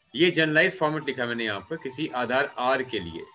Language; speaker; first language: Hindi; native; Hindi